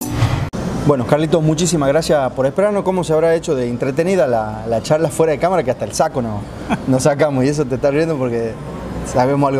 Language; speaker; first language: Spanish; native; Spanish